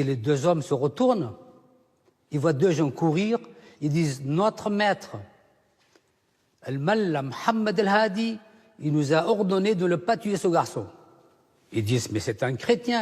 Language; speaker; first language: French; non-native, fluent; Assyrian Neo-Aramaic